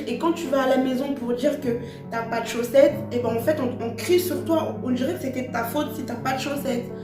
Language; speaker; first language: French; early bilingual, other home language; Lingala